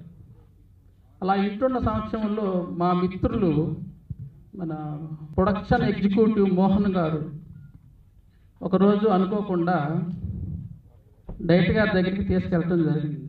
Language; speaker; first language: Telugu; native; Telugu